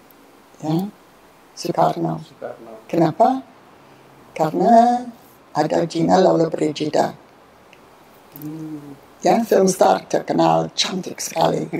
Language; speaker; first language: Indonesian; non-native, fluent; English